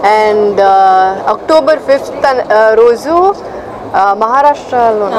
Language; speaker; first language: Telugu; non-native, fluent; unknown